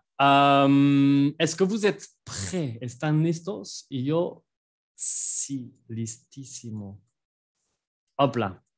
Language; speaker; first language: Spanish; non-native, fluent; French